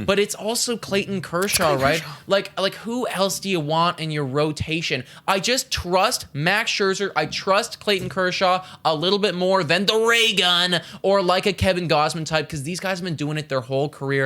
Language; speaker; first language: English; native; English